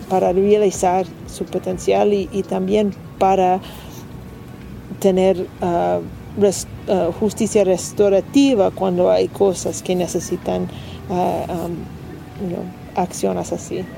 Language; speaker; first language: Spanish; non-native, learner; English